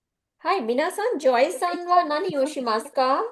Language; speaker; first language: Japanese; non-native, fluent; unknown